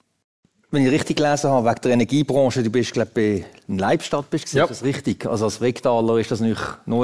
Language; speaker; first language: German; native; German